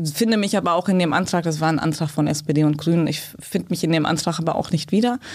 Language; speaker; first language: German; early bilingual, other home language; Turkish